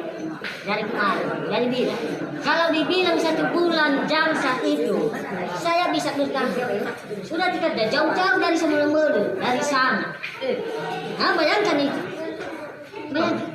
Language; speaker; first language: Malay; non-native, local second language; Nias